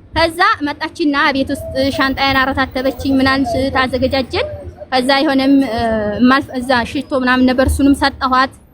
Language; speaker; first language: Amharic; native; Amharic